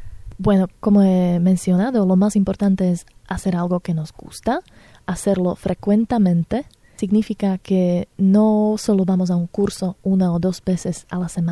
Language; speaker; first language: Spanish; non-native, fluent; Slovak